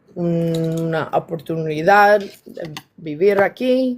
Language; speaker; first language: Spanish; non-native, learner; English